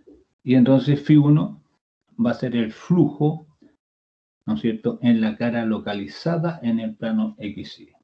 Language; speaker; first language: Spanish; native; Spanish